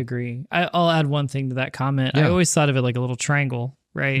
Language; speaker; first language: English; native; English